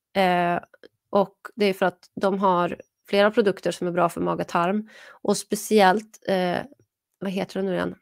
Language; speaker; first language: Swedish; native; Swedish